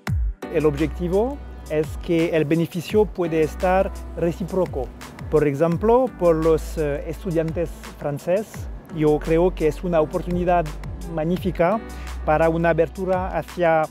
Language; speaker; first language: Spanish; non-native, fluent; French